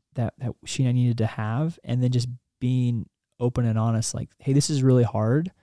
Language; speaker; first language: English; native; English